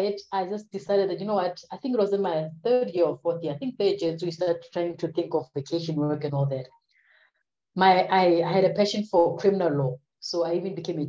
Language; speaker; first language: English; non-native, local second language; Southern Sotho